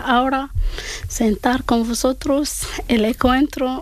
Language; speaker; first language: Spanish; non-native, learner; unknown